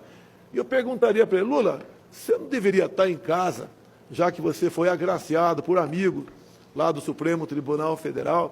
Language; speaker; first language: Portuguese; native; Portuguese